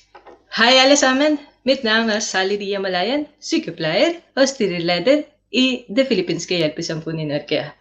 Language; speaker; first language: Norwegian; non-native, fluent; Filipino